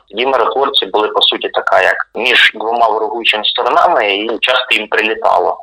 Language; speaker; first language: Ukrainian; native; Ukrainian